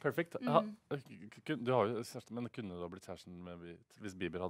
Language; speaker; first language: Norwegian; native; Norwegian